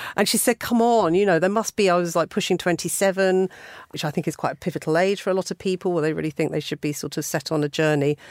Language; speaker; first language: English; native; English